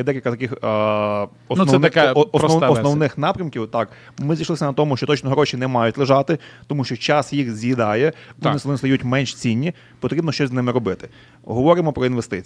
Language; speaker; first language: Ukrainian; native; Ukrainian